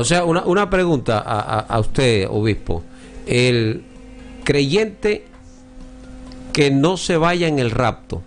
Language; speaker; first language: Spanish; native; Spanish